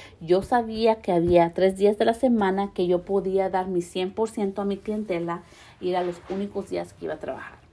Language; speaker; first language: Spanish; early bilingual, heritage; Spanish